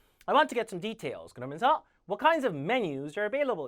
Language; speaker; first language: English; non-native, fluent; Korean